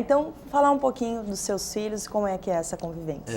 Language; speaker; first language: Portuguese; native; Portuguese